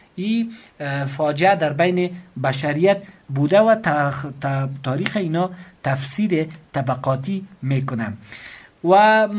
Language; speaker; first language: Persian; native; Persian